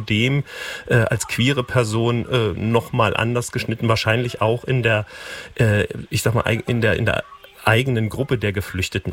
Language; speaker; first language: German; native; German